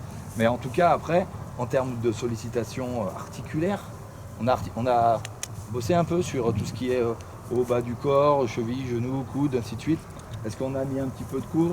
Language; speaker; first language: French; native; French